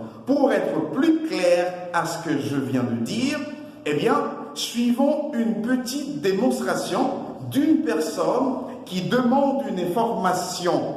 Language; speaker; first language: French; non-native, local second language; Haitian Creole